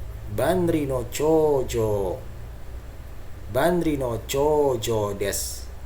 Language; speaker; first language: Japanese; non-native, fluent; Indonesian